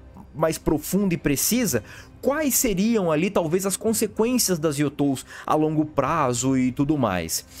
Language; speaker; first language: Portuguese; native; Portuguese